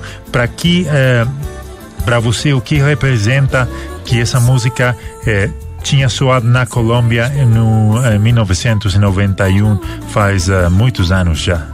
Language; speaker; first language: Portuguese; non-native, fluent; Spanish